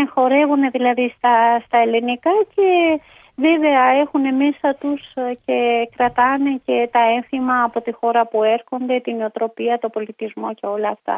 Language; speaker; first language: Greek; non-native, fluent; Albanian